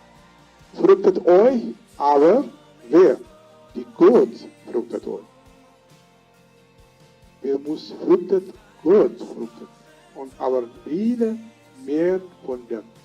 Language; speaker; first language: German; non-native, learner; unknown